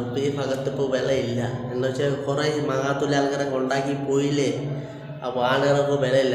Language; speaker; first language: Malayalam; non-native, learner; Bangla